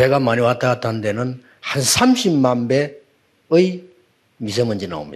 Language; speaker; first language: Korean; native; Korean